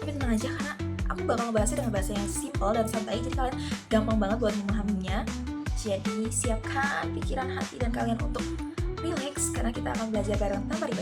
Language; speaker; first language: Indonesian; native; Indonesian